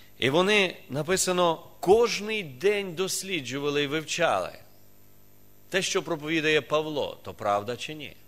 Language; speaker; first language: Ukrainian; non-native, local second language; Russian